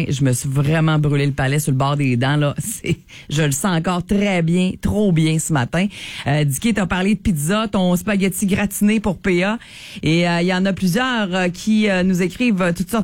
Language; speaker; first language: French; native; French